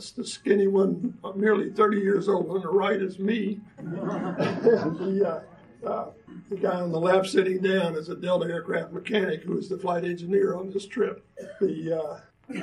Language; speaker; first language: English; native; English